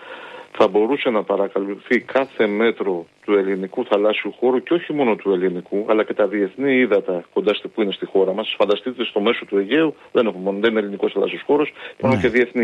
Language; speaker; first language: Greek; native; Greek